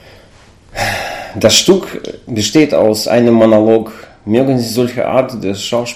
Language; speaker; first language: German; non-native, learner; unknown